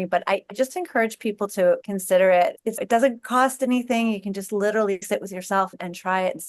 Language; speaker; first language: English; native; English